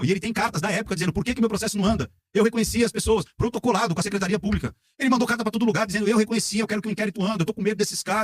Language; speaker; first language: Portuguese; native; Portuguese